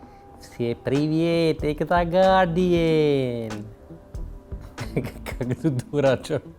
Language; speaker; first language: Russian; non-native, learner; Slovak